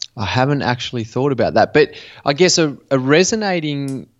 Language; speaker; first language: English; native; English